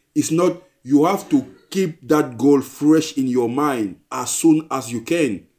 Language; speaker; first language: English; non-native, local second language; Basaa